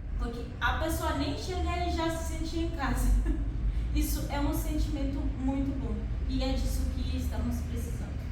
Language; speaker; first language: Portuguese; non-native, fluent; Haitian Creole